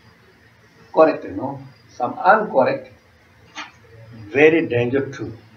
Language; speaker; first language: English; non-native, learner; Tibetan